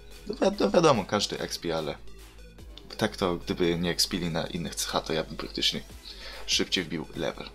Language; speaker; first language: Polish; native; Polish